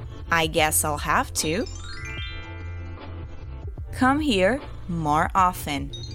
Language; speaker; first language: English; non-native, fluent; Portuguese